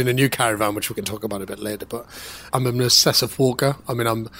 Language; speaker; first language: English; native; English